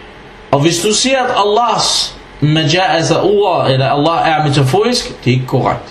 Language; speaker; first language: Danish; early bilingual, other home language; Arabic